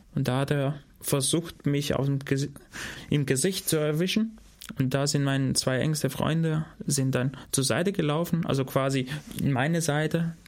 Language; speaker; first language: German; non-native, fluent; Albanian